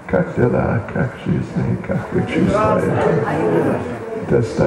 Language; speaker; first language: Russian; non-native, learner; English